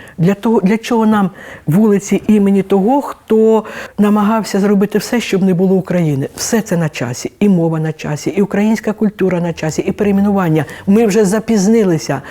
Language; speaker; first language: Ukrainian; native; Ukrainian